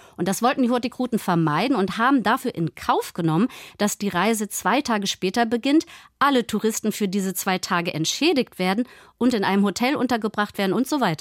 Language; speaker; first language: German; native; German